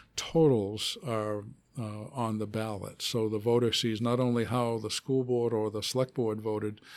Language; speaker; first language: English; native; English